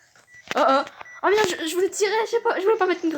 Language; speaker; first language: French; native; French